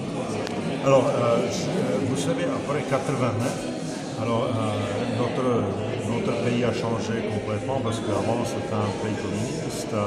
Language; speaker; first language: French; non-native, fluent; Czech